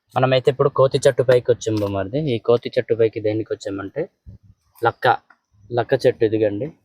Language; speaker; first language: Telugu; non-native, local second language; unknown